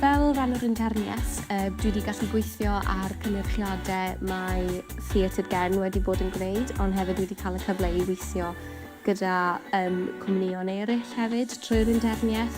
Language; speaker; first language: Welsh; native; Welsh